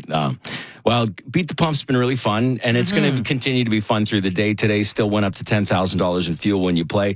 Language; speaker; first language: English; native; English